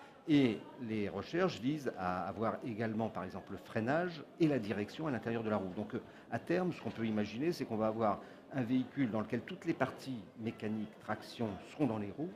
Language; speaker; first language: French; native; French